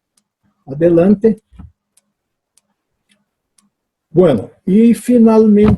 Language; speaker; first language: Spanish; non-native, fluent; Portuguese